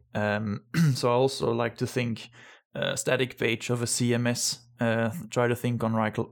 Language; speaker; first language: English; non-native, fluent; Dutch